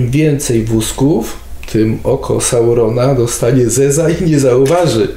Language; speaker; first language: Polish; native; Polish